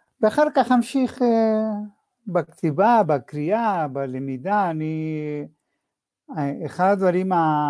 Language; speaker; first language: Hebrew; non-native, fluent; Spanish